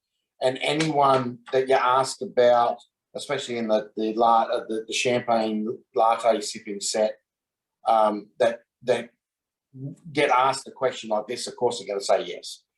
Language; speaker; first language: English; native; English